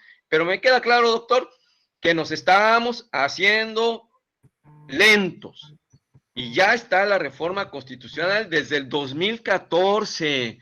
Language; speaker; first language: Spanish; native; Spanish